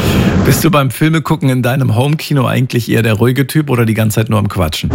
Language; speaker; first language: German; native; German